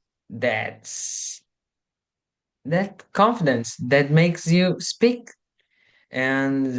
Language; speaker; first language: English; non-native, learner; Portuguese